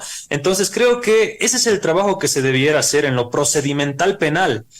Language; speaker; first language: Spanish; native; Spanish